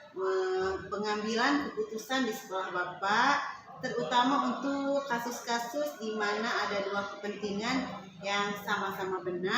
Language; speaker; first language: Indonesian; native; Indonesian